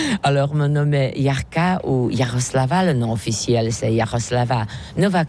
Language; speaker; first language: French; non-native, fluent; Czech